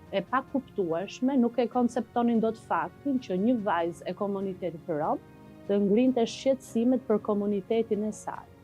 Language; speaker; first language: Albanian; non-native, local second language; Romany